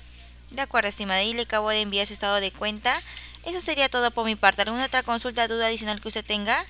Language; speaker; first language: Spanish; native; Spanish